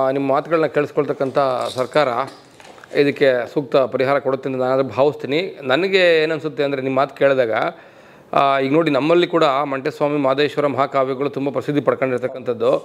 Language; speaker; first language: Kannada; native; Kannada